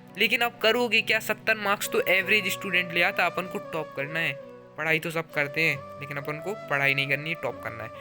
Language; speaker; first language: Hindi; native; Hindi